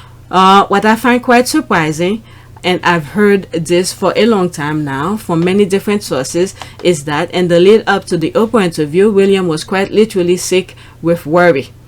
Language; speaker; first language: English; non-native, fluent; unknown